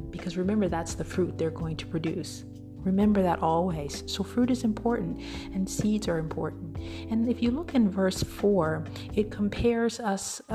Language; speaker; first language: English; native; English